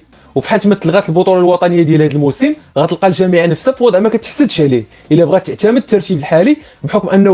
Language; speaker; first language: Arabic; native; Arabic